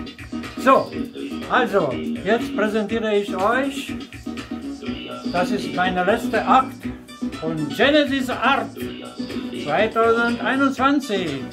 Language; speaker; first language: German; non-native, fluent; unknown